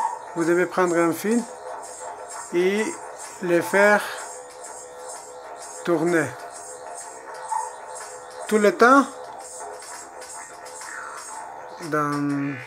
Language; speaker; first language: French; non-native, learner; Spanish